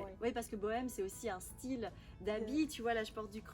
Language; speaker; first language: French; native; French